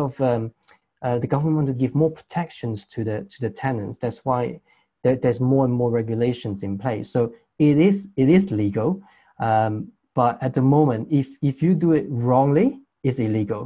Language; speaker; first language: English; non-native, local second language; Chinese